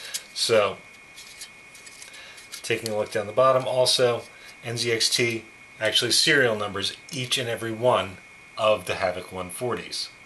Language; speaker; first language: English; native; English